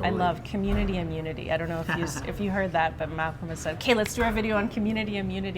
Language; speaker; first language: English; native; English